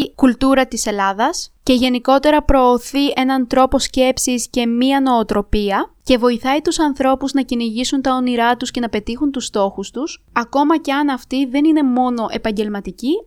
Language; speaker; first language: Greek; early bilingual, other home language; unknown